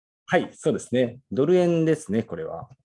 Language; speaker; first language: Japanese; native; Japanese